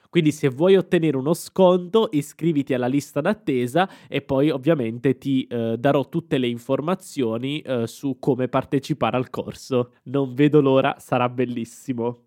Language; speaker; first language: Italian; native; Italian